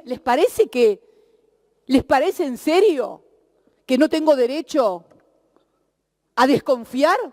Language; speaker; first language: Spanish; native; Spanish